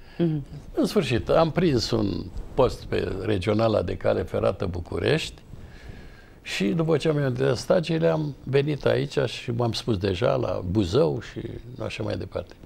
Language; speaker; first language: Romanian; native; Romanian